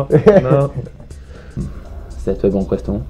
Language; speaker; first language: French; non-native, learner; English